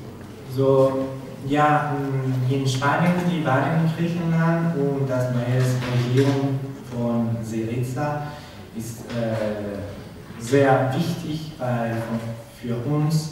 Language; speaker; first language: German; non-native, learner; Spanish